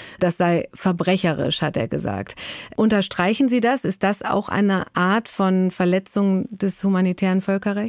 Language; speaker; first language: German; native; German